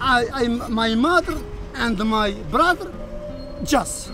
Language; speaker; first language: English; non-native, learner; Arabic